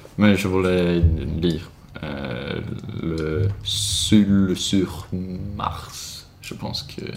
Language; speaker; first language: French; non-native, learner; Swedish